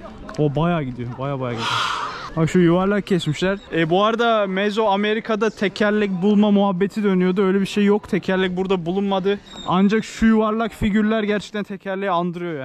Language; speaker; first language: Turkish; native; Turkish